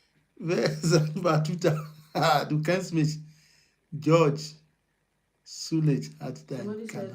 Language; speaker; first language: German; non-native, learner; Yoruba